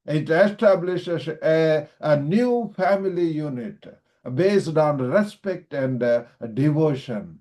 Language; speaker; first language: English; non-native, local second language; Telugu